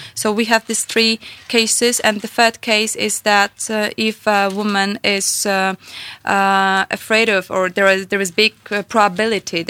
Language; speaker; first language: English; non-native, fluent; Polish